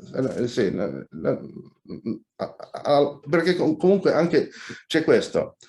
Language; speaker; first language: Italian; non-native, fluent; Indonesian